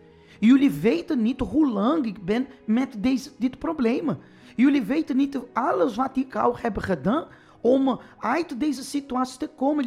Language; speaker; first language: Dutch; non-native, fluent; Portuguese